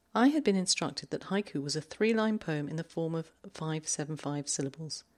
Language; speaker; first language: English; native; English